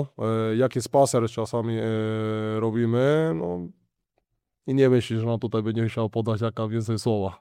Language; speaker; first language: Polish; non-native, learner; Spanish